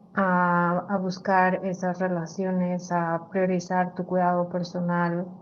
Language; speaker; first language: Spanish; early bilingual, other home language; English